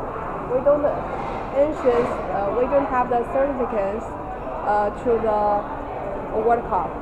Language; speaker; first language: English; non-native, learner; Chinese